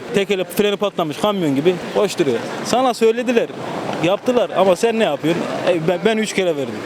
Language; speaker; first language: Turkish; native; Turkish